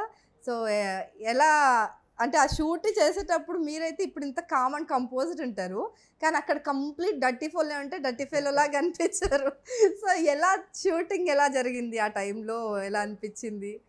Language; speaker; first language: Telugu; native; Telugu